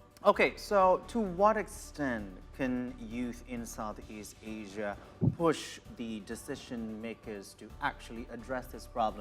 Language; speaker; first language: English; non-native, fluent; Indonesian